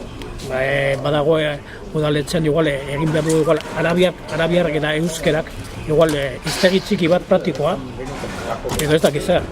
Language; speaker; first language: Basque; non-native, local second language; Spanish